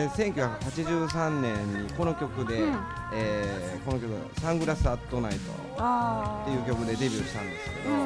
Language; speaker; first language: Japanese; native; Japanese